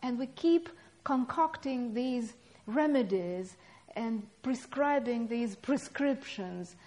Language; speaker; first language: English; non-native, fluent; Russian